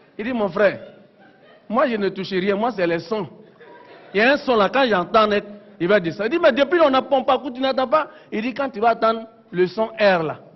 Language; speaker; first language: French; non-native, local second language; Bambara